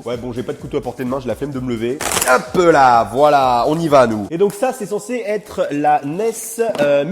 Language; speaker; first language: French; native; French